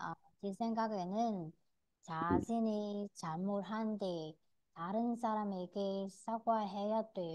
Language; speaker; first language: Korean; non-native, learner; Vietnamese